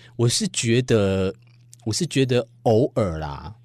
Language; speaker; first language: Chinese; native; Chinese